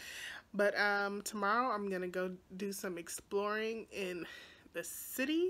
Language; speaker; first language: English; native; English